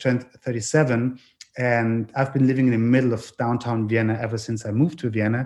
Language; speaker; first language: English; non-native, fluent; German